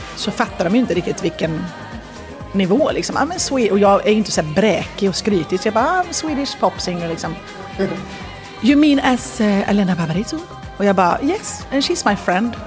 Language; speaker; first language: Swedish; native; Swedish